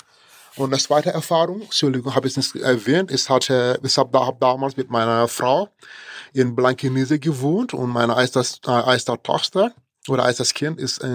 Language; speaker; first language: German; non-native, fluent; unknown